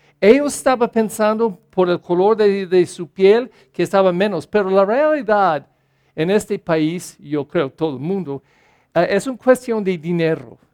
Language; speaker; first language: Spanish; non-native, fluent; English